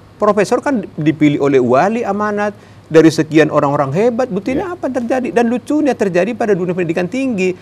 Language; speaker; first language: Indonesian; native; Indonesian